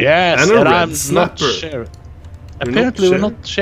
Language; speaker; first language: English; non-native, fluent; Norwegian